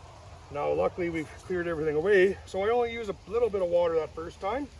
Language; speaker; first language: English; native; English